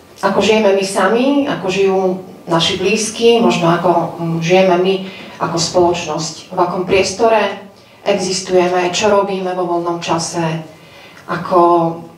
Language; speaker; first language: Slovak; native; Slovak